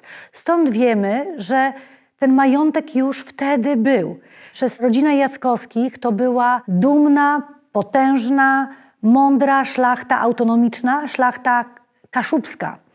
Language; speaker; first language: Polish; native; Polish